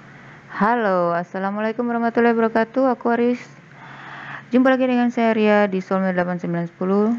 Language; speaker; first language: Indonesian; native; Indonesian